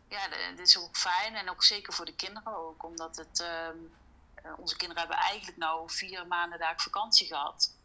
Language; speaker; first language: Dutch; native; Dutch